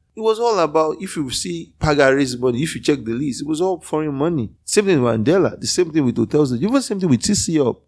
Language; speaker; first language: English; non-native, local second language; Yoruba